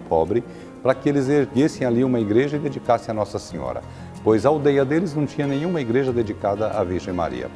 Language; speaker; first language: Portuguese; native; Portuguese